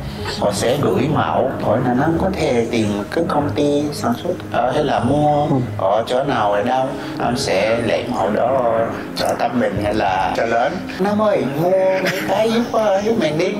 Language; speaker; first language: Vietnamese; non-native, learner; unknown